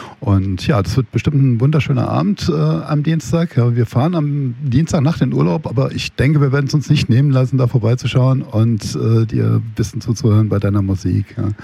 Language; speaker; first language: German; native; German